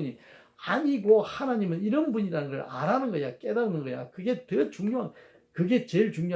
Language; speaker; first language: Korean; native; Korean